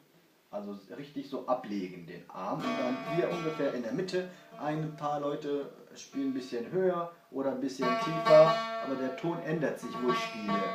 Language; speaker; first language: German; early bilingual, other home language; Kurdish